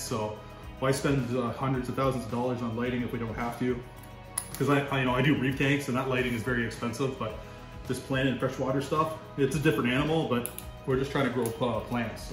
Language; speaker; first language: English; native; English